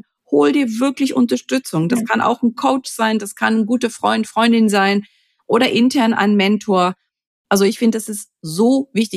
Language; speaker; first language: German; native; German